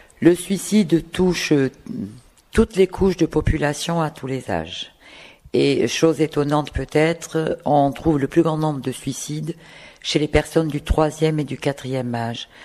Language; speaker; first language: French; native; French